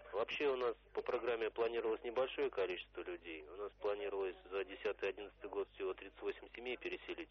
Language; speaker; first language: Russian; native; Russian